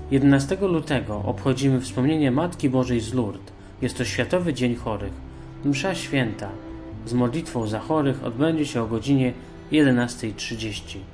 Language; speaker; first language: Polish; native; Polish